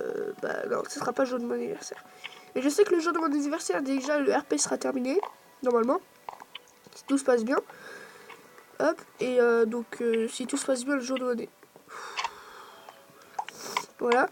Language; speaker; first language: French; native; French